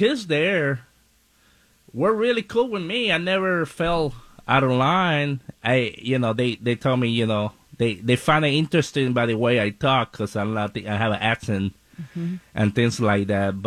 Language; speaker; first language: English; non-native, fluent; Spanish